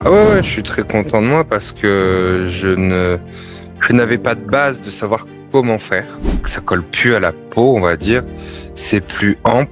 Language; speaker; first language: French; native; French